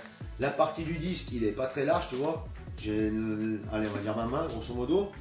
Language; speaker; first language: French; native; French